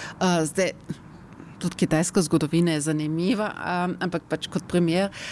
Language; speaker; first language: Slovenian; non-native, local second language; German